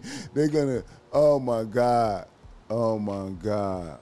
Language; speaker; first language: English; native; English